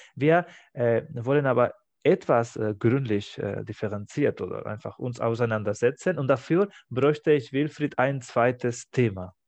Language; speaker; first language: German; non-native, fluent; Spanish